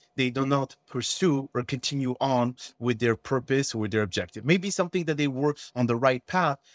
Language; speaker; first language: English; non-native, fluent; French